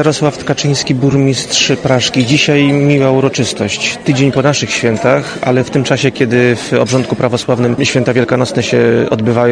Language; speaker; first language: Polish; native; Polish